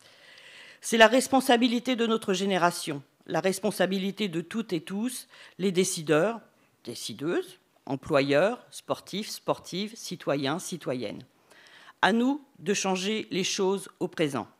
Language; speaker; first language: French; native; French